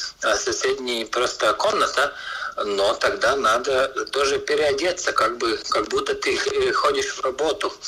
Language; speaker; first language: Russian; non-native, local second language; Latvian